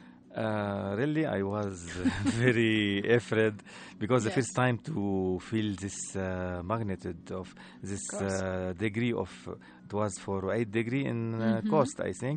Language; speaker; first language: English; non-native, learner; Arabic